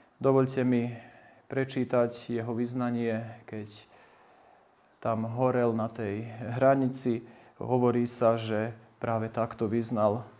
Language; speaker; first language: Slovak; native; Slovak